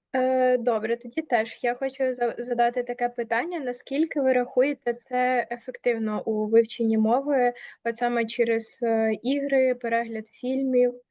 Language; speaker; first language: Ukrainian; native; Ukrainian